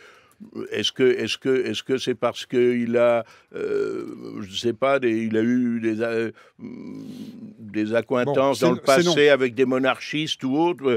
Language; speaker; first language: French; native; French